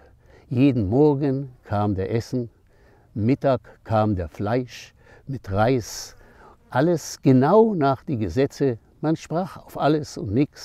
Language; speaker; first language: German; non-native, fluent; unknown